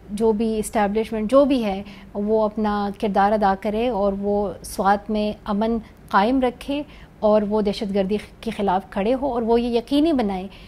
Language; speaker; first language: Urdu; non-native, local second language; Pashto